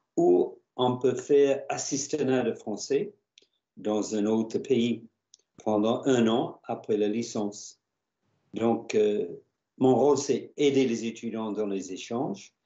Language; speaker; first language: French; non-native, fluent; English